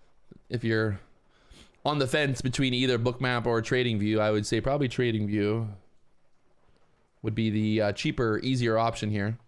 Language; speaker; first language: English; native; English